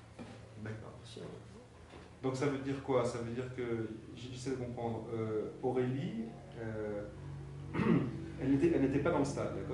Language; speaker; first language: French; native; French